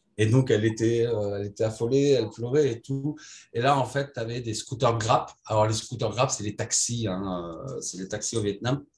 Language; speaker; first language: French; native; French